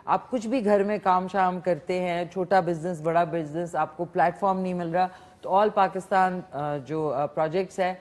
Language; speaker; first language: Urdu; native; Urdu